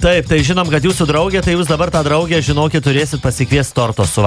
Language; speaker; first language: Lithuanian; native; Lithuanian